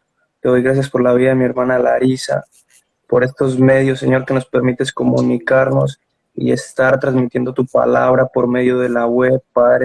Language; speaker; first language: Spanish; native; Spanish